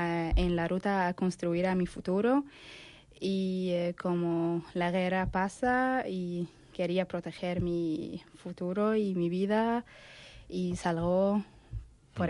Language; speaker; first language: Spanish; non-native, learner; Arabic